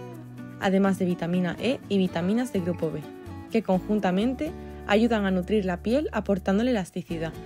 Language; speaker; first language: Spanish; native; Spanish